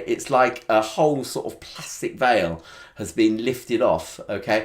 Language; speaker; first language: English; native; English